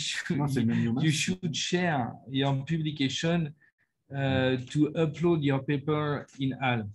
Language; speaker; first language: English; non-native, learner; French